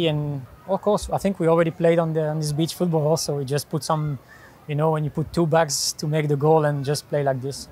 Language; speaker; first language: English; non-native, learner; French